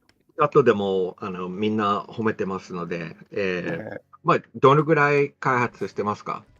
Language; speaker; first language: Japanese; non-native, fluent; English